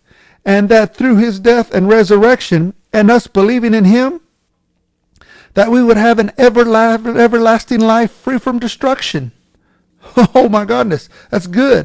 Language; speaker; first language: English; native; English